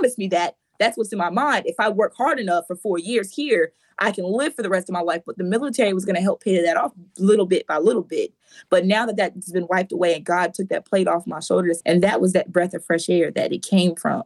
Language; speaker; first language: English; native; English